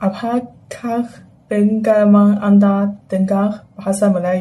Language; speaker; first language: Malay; non-native, learner; Chinese